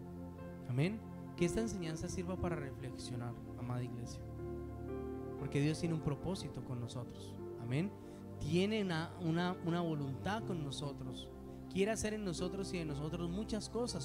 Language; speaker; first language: Spanish; native; Spanish